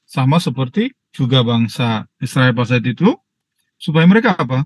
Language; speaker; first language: Indonesian; native; Indonesian